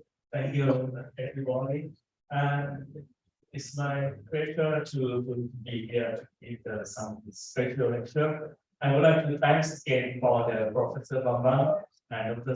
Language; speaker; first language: English; non-native, fluent; Thai